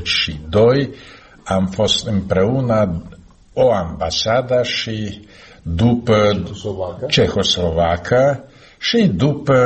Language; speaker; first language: Romanian; non-native, fluent; Slovak